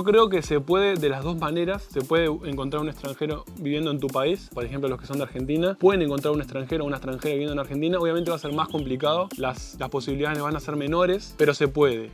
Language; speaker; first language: Spanish; native; Spanish